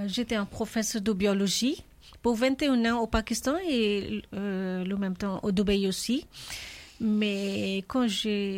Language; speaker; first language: French; non-native, learner; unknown